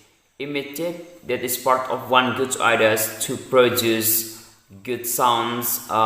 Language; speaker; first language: English; non-native, learner; Indonesian